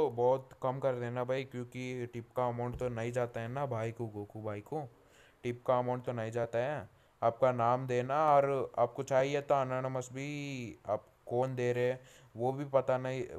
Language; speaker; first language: Hindi; non-native, local second language; Telugu